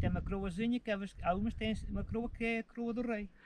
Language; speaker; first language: Portuguese; native; Portuguese